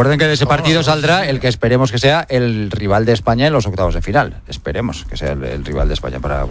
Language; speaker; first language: Spanish; native; Spanish